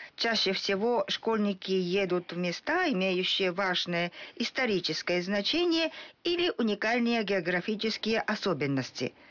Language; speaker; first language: Russian; non-native, fluent; Japanese